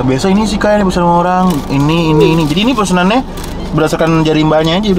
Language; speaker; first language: Indonesian; native; Indonesian